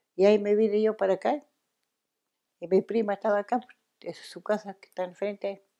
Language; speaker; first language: Spanish; non-native, local second language; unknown